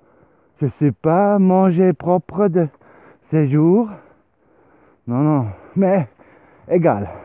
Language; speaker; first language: French; non-native, learner; Swiss German